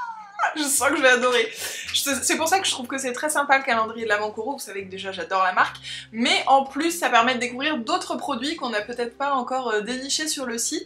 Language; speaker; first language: French; native; French